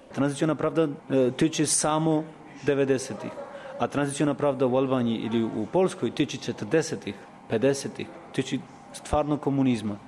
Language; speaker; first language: Serbian; non-native, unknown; Albanian